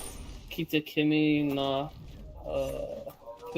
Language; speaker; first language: Māori; non-native, local second language; English